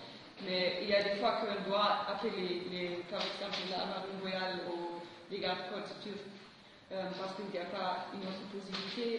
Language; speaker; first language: French; non-native, fluent; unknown